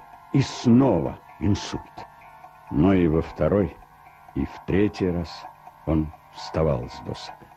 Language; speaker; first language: Russian; native; Russian